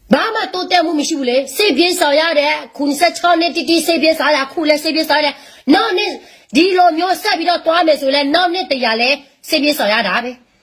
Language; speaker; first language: Burmese; non-native, local second language; S'gaw Karen